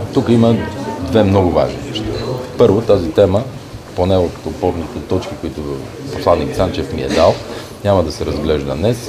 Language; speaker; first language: Bulgarian; native; Bulgarian